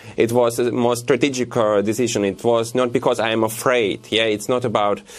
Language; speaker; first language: English; non-native, fluent; Russian